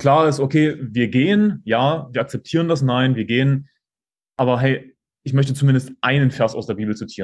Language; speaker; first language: German; native; German